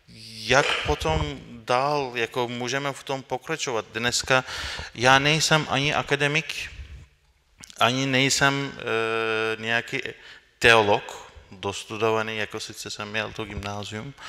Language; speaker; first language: Czech; non-native, fluent; Turkish